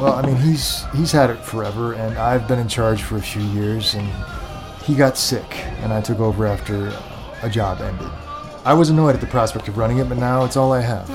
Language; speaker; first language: English; native; English